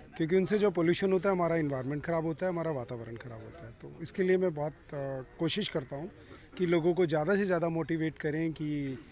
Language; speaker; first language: Hindi; native; Hindi